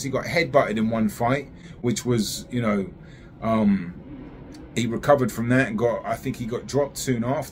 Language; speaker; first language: English; native; English